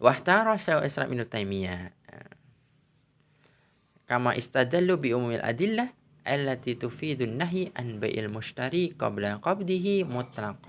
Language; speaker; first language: Arabic; non-native, fluent; Indonesian